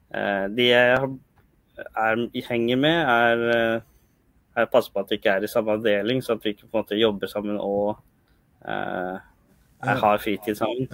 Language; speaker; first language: Norwegian; early bilingual, other home language; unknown